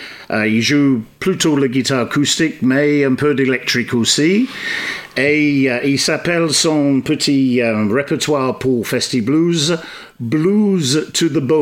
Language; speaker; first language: French; non-native, fluent; English